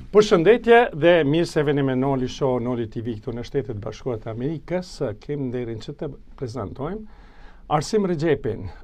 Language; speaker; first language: Albanian; native; Albanian